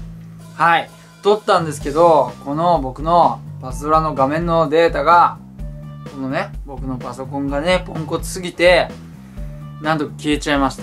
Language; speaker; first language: Japanese; native; Japanese